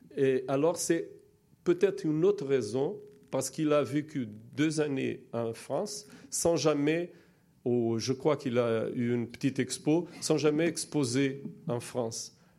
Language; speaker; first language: French; non-native, fluent; Portuguese